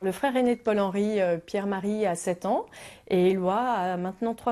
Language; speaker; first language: French; native; French